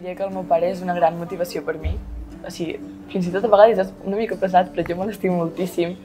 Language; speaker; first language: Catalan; non-native, local second language; Spanish